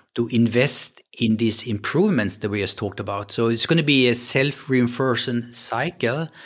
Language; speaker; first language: English; non-native, fluent; Swedish